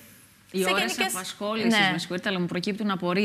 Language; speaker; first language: Greek; native; Greek